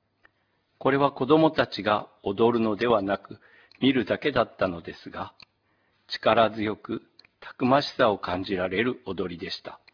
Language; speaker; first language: Japanese; native; Japanese